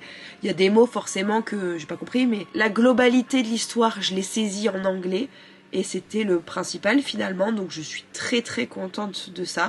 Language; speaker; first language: French; native; French